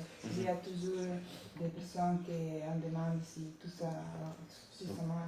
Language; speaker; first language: French; non-native, learner; Italian